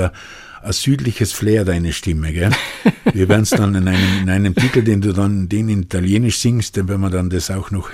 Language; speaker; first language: German; native; German